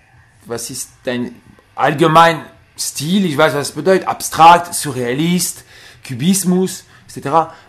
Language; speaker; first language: German; non-native, learner; French